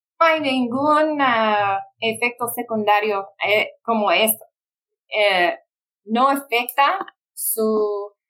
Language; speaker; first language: Spanish; non-native, fluent; English